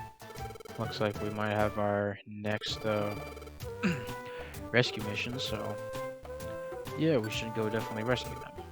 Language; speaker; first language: English; native; English